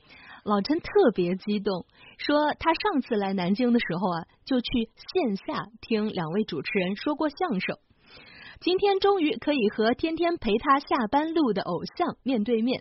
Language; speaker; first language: Chinese; native; Chinese